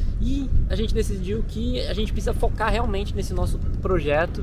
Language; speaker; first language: Portuguese; native; Portuguese